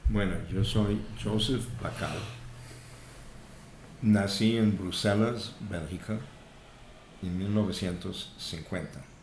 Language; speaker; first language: Spanish; non-native, fluent; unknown